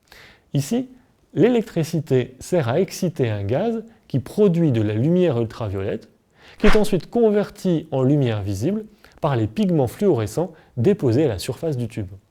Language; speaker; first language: French; native; French